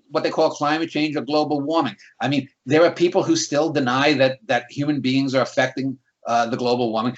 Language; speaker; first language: English; native; English